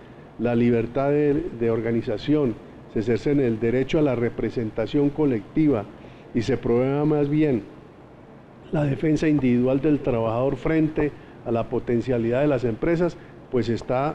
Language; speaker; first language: Spanish; native; Spanish